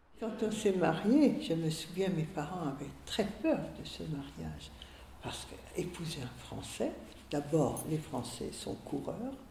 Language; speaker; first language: French; early bilingual, other home language; Hungarian